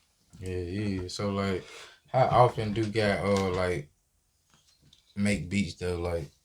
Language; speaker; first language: English; native; English